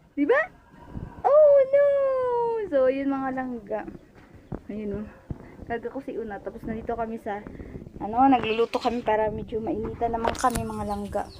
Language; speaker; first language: Filipino; non-native, local second language; Waray